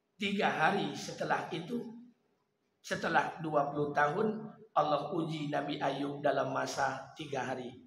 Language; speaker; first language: Malay; non-native, local second language; Minangkabau